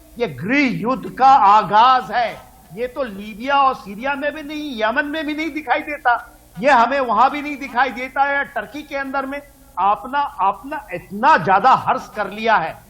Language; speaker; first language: Hindi; native; Hindi